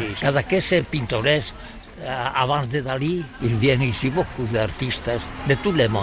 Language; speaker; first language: French; non-native, learner; Catalan